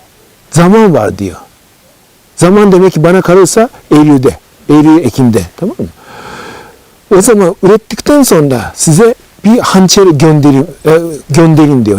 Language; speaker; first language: Turkish; non-native, fluent; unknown